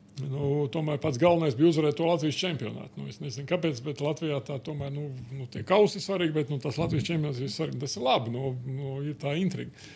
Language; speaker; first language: Latvian; native; Latvian